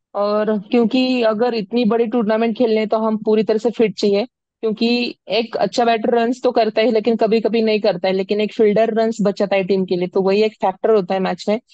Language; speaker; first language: Hindi; non-native, local second language; Marathi